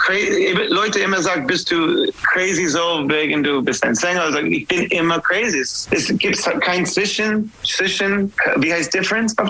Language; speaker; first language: German; non-native, learner; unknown